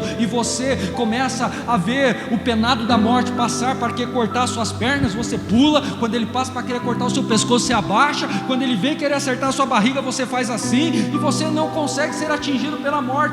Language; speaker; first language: Portuguese; native; Portuguese